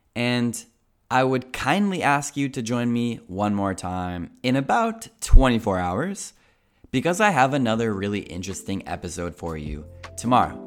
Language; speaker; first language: English; native; English